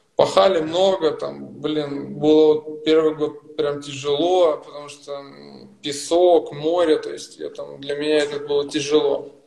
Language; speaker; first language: Russian; native; Russian